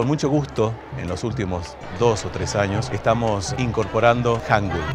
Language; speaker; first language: Spanish; native; Spanish